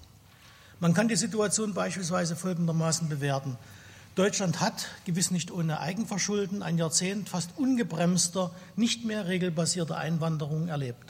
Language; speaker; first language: German; native; German